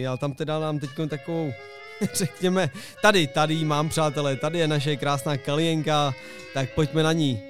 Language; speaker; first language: Czech; native; Czech